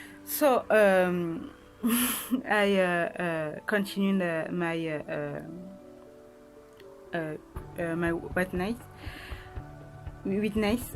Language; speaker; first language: English; non-native, learner; French